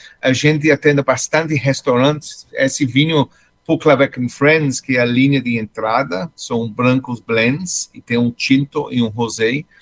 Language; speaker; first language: Portuguese; non-native, fluent; English